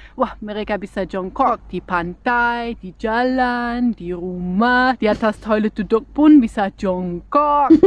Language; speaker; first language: Indonesian; non-native, fluent; German